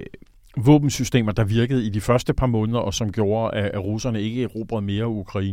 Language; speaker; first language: Danish; native; Danish